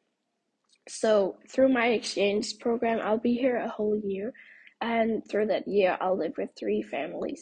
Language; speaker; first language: English; non-native, fluent; Danish